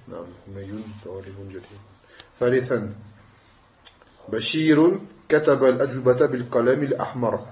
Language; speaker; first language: Arabic; non-native, fluent; French